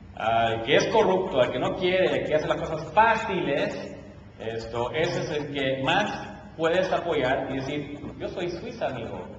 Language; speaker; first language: Spanish; early bilingual, heritage; Spanish